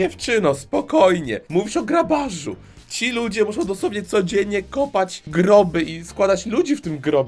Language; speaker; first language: Polish; native; Polish